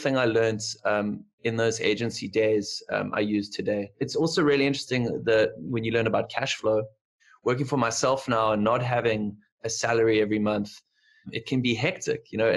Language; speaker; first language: English; native; English